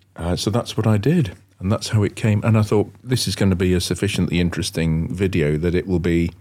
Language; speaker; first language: English; native; English